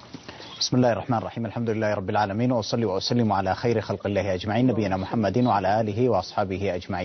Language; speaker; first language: Arabic; native; Arabic